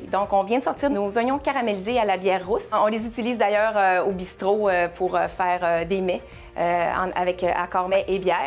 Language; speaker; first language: French; native; French